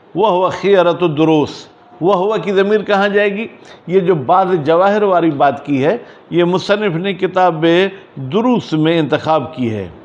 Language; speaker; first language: Urdu; non-native, local second language; Sindhi